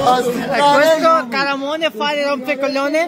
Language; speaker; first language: Italian; non-native, learner; Hindi